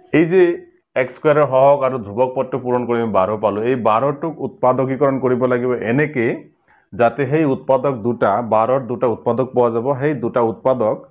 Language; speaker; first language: Assamese; non-native, local second language; Bangla